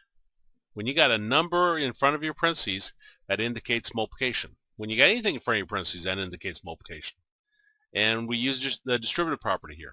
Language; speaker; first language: English; native; English